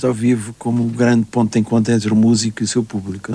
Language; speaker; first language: Portuguese; native; Portuguese